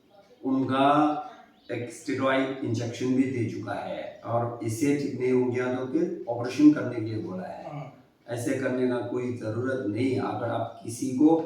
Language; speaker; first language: Hindi; non-native, fluent; Tibetan